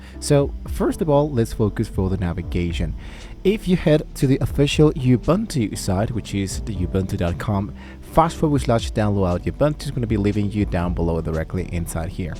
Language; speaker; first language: English; non-native, fluent; Spanish